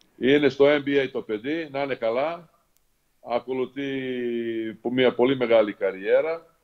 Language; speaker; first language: Greek; non-native, fluent; Serbian